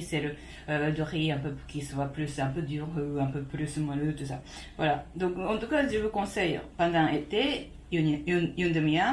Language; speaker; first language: French; non-native, learner; Japanese